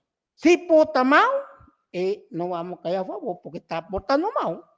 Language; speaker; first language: Portuguese; non-native, learner; Spanish